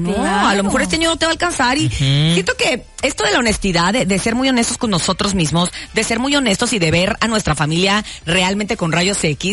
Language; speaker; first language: Spanish; native; Spanish